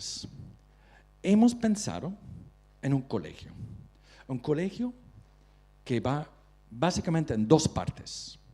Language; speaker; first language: Spanish; non-native, fluent; Dutch